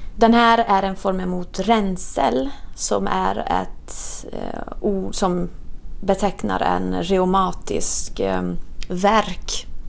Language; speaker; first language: Swedish; non-native, fluent; Italian